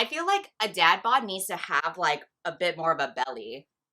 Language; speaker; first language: English; native; English